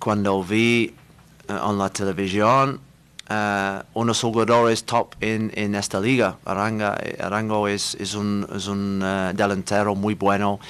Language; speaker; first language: Spanish; non-native, learner; English